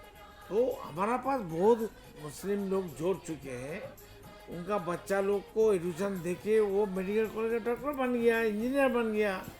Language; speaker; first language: Hindi; non-native, local second language; Bangla